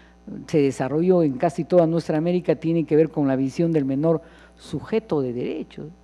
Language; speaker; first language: Spanish; native; Spanish